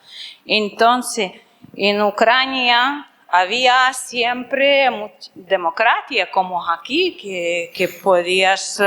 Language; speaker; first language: Spanish; non-native, fluent; Ukrainian